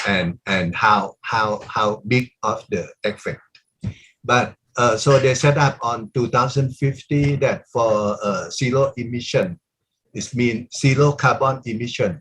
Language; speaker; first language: English; non-native, learner; Thai